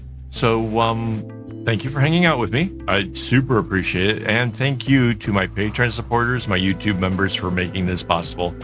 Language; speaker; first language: English; native; English